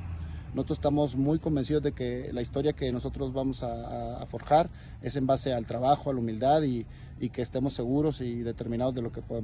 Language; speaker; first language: Spanish; native; Spanish